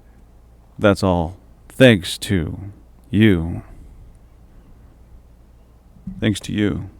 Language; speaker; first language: English; native; English